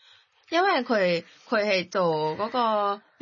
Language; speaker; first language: Cantonese; non-native, learner; Thai